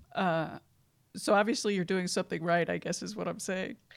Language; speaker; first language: English; native; English